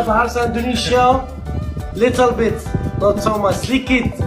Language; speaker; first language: Indonesian; non-native, learner; Arabic